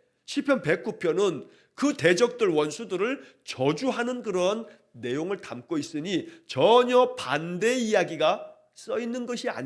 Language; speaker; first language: Korean; native; Korean